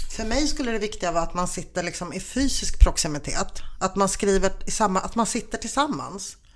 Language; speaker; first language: Swedish; early bilingual, other home language; Polish